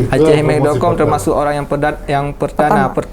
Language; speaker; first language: Indonesian; native; Indonesian